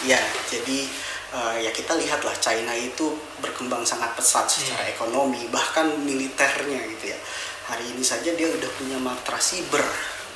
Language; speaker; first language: Indonesian; native; Indonesian